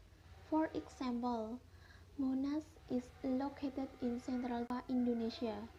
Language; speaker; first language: English; non-native, fluent; Indonesian